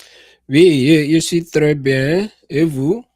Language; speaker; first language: French; non-native, learner; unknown